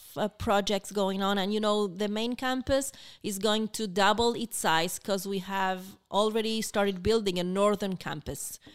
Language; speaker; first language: English; non-native, fluent; Spanish